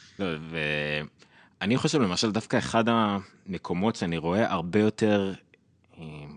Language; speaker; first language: Hebrew; native; Hebrew